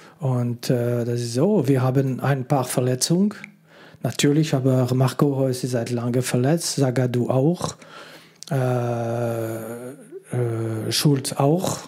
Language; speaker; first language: German; non-native, local second language; French